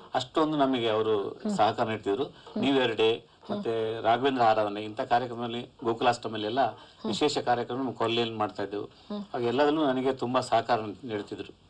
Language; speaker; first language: Kannada; native; Kannada